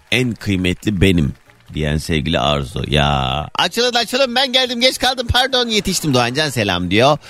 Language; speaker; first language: Turkish; native; Turkish